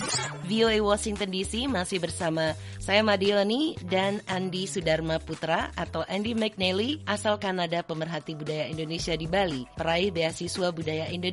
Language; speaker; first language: Indonesian; native; Indonesian